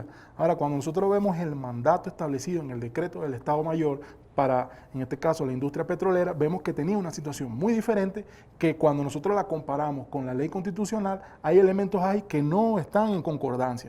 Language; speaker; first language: Spanish; native; Spanish